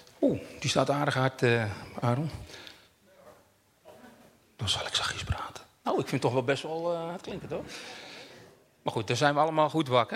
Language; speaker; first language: Dutch; native; Dutch